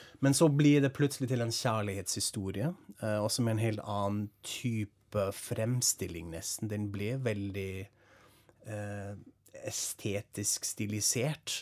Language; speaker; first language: Norwegian; non-native, fluent; German